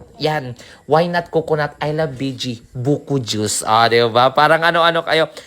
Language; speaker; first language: Filipino; non-native, local second language; Surigaonon